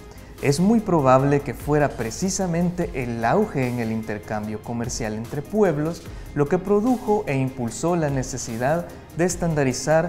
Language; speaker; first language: Spanish; native; Spanish